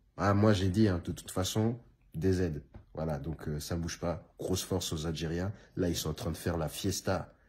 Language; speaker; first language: French; native; French